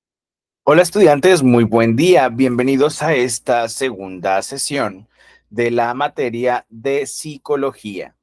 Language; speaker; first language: Spanish; native; Spanish